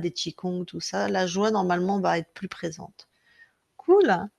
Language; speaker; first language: French; native; French